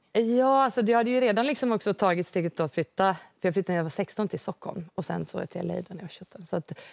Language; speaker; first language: Swedish; native; Swedish